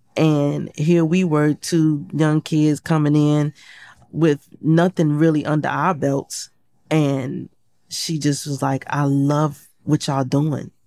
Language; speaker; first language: English; native; English